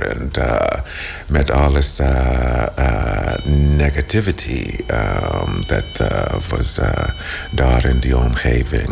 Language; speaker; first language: Dutch; non-native, learner; English